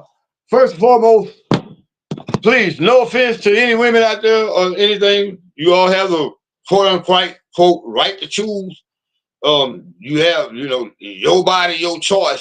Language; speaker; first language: English; native; English